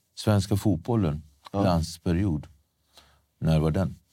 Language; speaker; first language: Swedish; native; Swedish